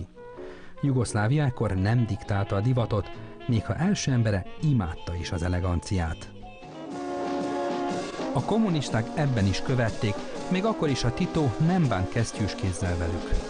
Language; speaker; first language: Hungarian; native; Hungarian